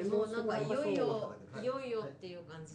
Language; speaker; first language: Japanese; native; Japanese